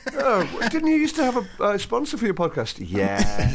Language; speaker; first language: English; native; English